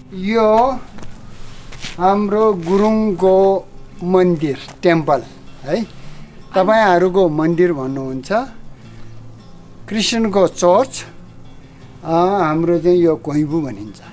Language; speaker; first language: Nepali; non-native, local second language; Gurung